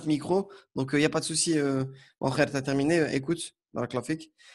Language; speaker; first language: French; native; French